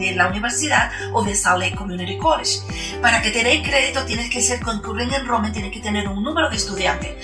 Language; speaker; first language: Spanish; native; Spanish